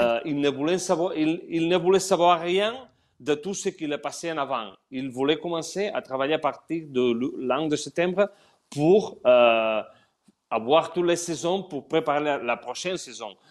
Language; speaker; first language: French; non-native, learner; Spanish